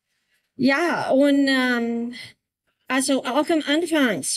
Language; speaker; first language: German; non-native, learner; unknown